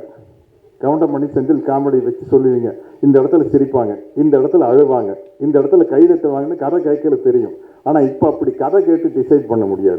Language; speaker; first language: Tamil; native; Tamil